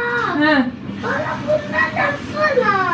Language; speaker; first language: Turkish; early bilingual, heritage; Turkish